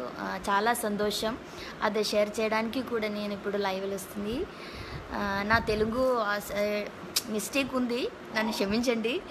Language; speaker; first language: Telugu; non-native, learner; Malayalam